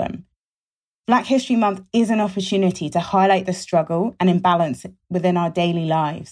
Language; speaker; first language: English; native; English